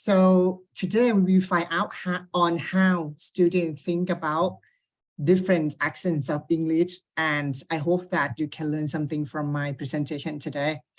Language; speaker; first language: English; non-native, fluent; Thai